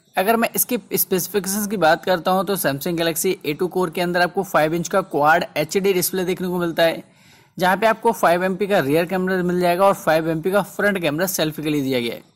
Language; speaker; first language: Hindi; native; Hindi